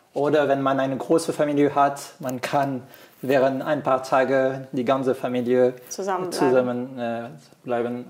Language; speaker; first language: German; non-native, fluent; French